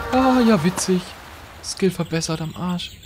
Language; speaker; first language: German; native; German